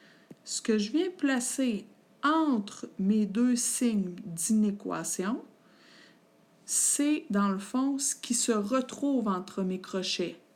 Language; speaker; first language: French; native; French